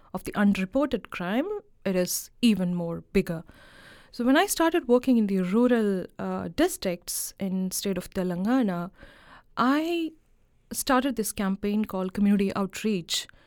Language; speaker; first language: English; non-native, local second language; Malayalam